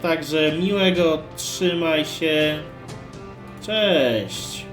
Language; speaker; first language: Polish; native; Polish